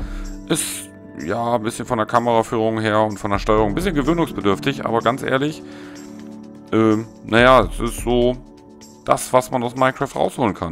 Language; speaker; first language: German; native; German